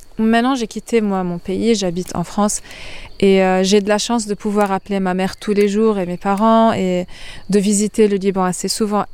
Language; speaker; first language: French; non-native, local second language; Arabic